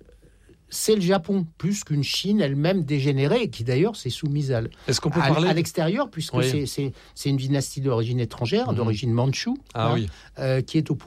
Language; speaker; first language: French; native; French